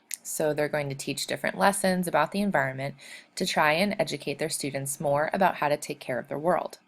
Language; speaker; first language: English; native; English